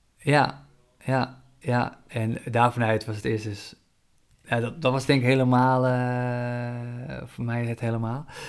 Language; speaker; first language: Dutch; native; Dutch